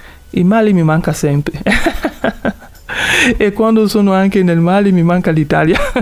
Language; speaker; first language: Italian; non-native, fluent; Bambara